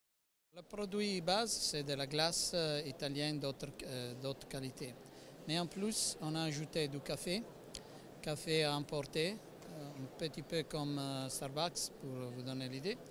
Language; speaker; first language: French; non-native, fluent; Italian